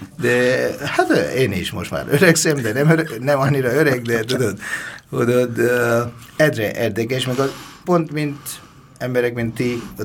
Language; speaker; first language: Hungarian; non-native, fluent; Bangla